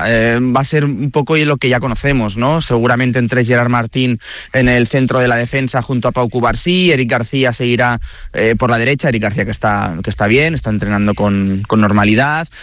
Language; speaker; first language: Spanish; native; Spanish